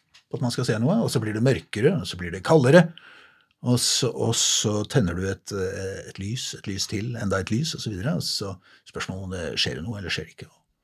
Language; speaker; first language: Norwegian; native; Norwegian